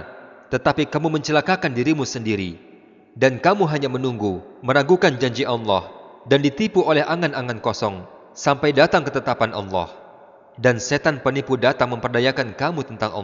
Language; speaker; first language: Indonesian; native; Indonesian